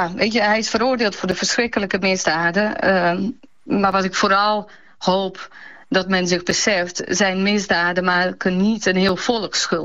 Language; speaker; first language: Dutch; early bilingual, other home language; Bosnian